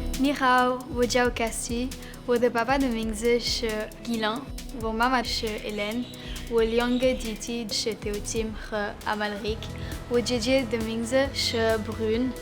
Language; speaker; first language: Chinese; early bilingual, heritage; French